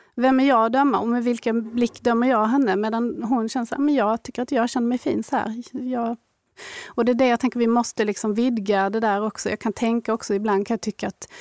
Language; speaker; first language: Swedish; native; Swedish